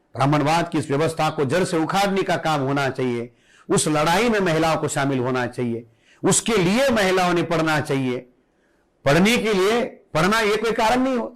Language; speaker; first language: Hindi; non-native, local second language; Marathi